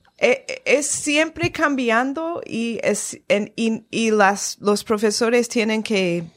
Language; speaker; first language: Spanish; non-native, fluent; English